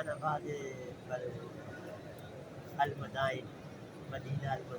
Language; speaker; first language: Arabic; non-native, learner; Urdu